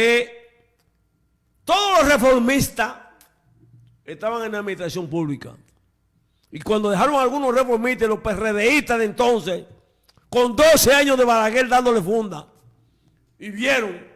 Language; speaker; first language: Spanish; native; Spanish